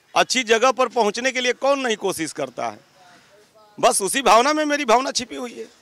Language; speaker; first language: Hindi; native; Hindi